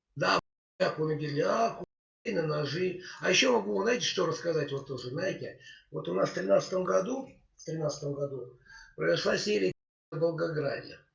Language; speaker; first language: Russian; native; Russian